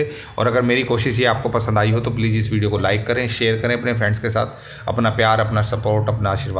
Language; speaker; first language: Hindi; native; Hindi